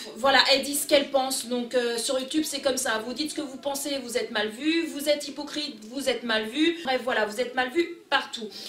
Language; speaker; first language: French; early bilingual, other home language; Portuguese